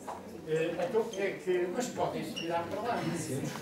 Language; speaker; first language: Portuguese; native; Portuguese